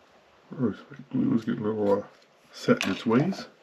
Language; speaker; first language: English; native; English